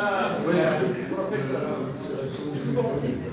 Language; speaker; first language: French; non-native, local second language; Arabic